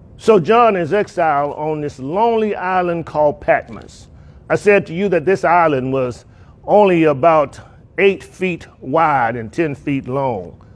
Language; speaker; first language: English; native; English